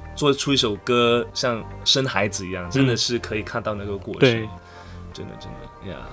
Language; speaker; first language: Chinese; non-native, local second language; English